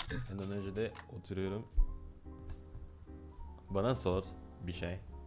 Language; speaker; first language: Turkish; non-native, learner; Indonesian